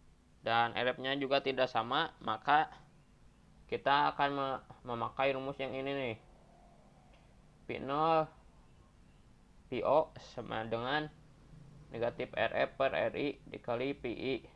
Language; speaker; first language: Indonesian; native; Indonesian